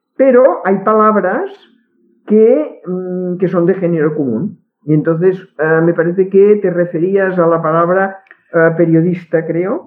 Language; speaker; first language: Spanish; non-native, local second language; Catalan